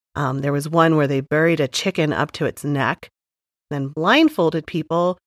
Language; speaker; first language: English; native; English